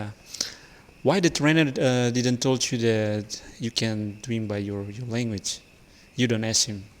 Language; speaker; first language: English; non-native, learner; Indonesian